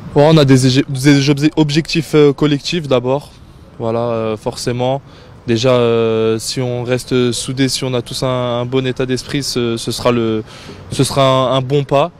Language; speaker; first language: French; native; French